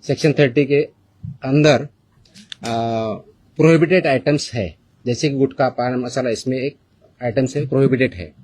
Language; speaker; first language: Hindi; non-native, local second language; Marathi